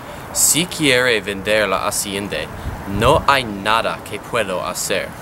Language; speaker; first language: Spanish; non-native, learner; English